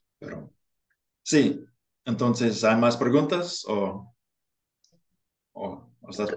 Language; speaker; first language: Spanish; non-native, learner; English